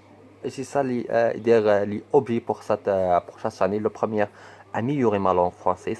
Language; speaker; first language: French; non-native, learner; Arabic